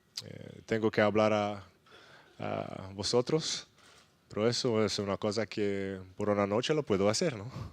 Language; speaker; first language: Spanish; non-native, learner; English